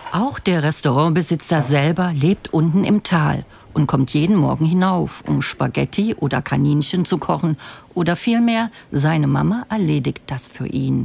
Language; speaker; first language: German; native; German